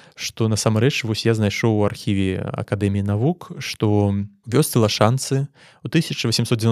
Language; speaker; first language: Belarusian; non-native, local second language; Russian